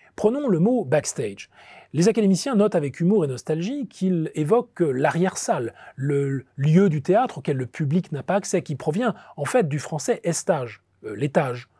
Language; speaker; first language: French; native; French